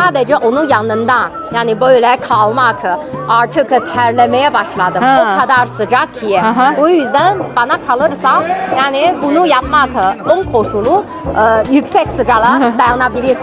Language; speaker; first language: Turkish; non-native, learner; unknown